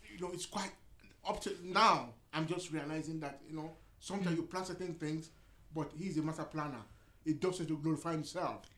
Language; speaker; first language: English; non-native, local second language; Yoruba